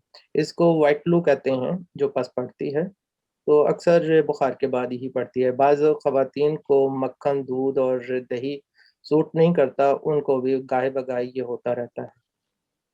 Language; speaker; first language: Urdu; native; Urdu